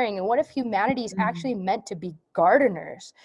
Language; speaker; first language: English; native; English